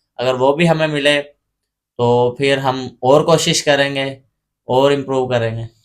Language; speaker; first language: Urdu; non-native, local second language; Punjabi